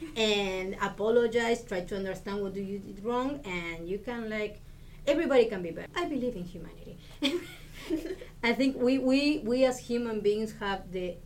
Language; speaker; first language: English; non-native, fluent; Spanish